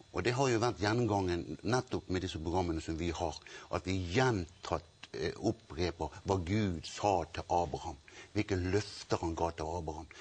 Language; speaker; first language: Norwegian; native; Norwegian